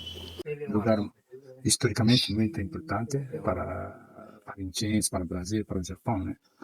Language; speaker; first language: Portuguese; non-native, fluent; Japanese